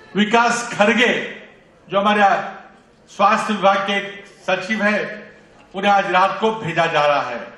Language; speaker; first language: Hindi; non-native, local second language; Marathi